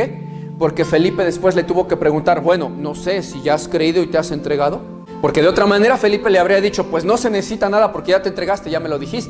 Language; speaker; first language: Spanish; native; Spanish